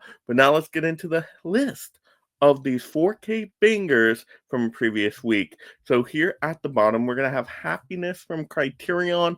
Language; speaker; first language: English; native; English